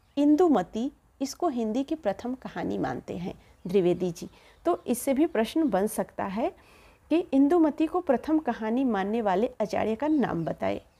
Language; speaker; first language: Hindi; native; Hindi